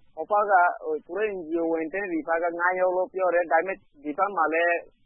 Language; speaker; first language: Burmese; non-native, local second language; Rohingya